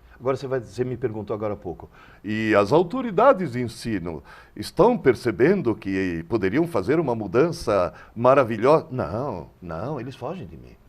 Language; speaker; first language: Portuguese; early bilingual, other home language; Italian